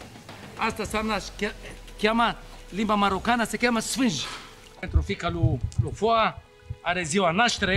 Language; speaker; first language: Romanian; non-native, learner; Arabic